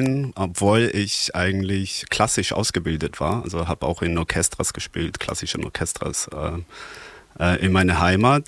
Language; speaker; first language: German; non-native, fluent; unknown